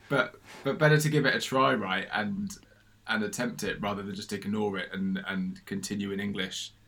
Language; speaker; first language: English; native; English